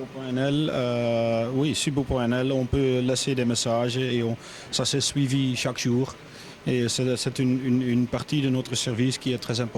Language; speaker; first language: French; non-native, fluent; Dutch